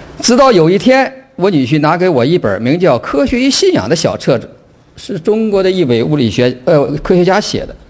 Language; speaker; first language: Chinese; native; Chinese